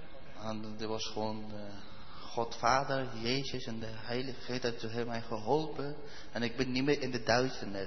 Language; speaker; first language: Dutch; non-native, learner; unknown